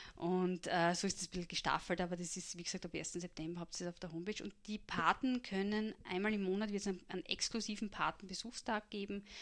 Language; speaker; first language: German; native; German